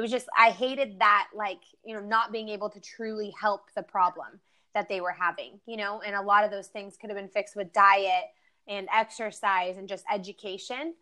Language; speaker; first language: English; native; English